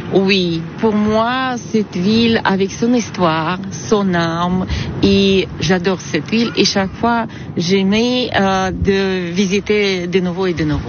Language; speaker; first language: French; non-native, fluent; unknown